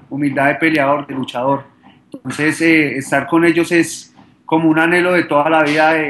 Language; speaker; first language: Spanish; native; Spanish